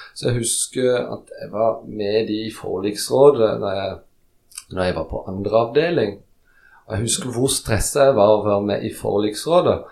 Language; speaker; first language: Norwegian; early bilingual, other home language; Polish